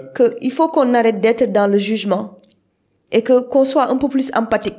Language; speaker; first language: French; non-native, local second language; Wolof